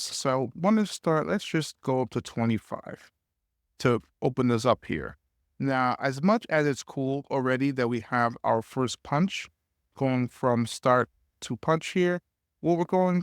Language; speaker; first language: English; native; English